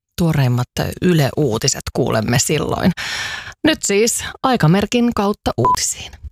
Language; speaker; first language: Finnish; native; Finnish